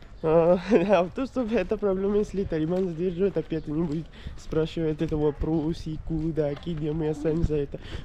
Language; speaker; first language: Russian; non-native, learner; Pashto